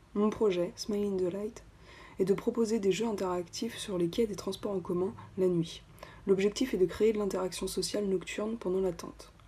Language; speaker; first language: French; native; French